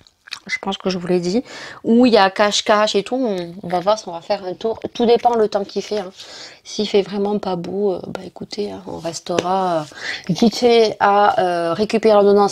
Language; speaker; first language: French; native; French